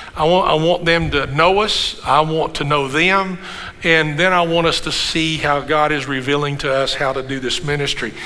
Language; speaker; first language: English; native; English